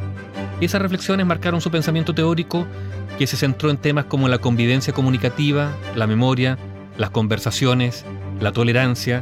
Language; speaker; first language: Spanish; native; Spanish